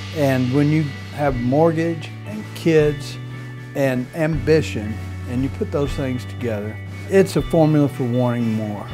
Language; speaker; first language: English; native; English